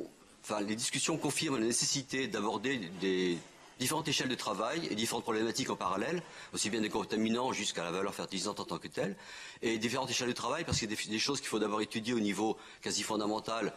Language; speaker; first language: French; native; French